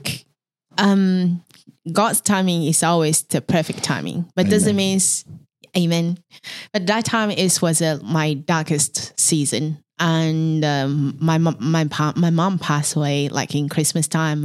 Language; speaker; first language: English; non-native, fluent; Chinese